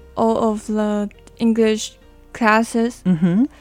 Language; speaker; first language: English; non-native, learner; Chinese